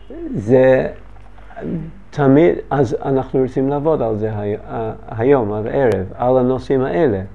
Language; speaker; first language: Hebrew; non-native, learner; English